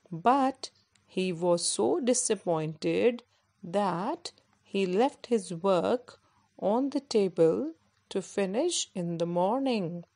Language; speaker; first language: English; non-native, local second language; Punjabi